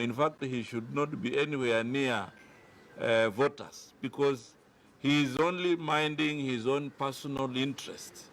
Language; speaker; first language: English; non-native, local second language; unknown